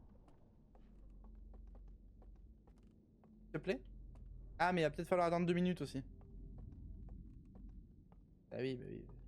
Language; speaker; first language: French; native; French